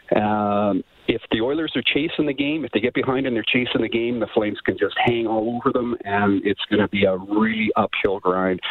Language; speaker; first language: English; native; English